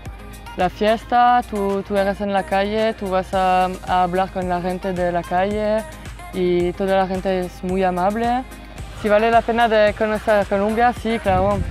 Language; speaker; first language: Spanish; non-native, learner; French